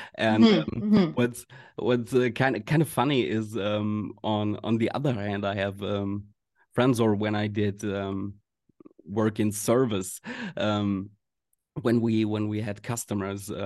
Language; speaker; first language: English; non-native, fluent; German